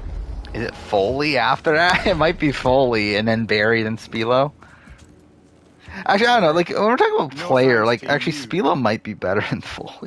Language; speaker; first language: English; native; English